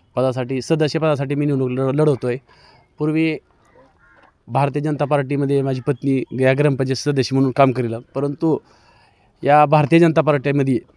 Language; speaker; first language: Marathi; native; Marathi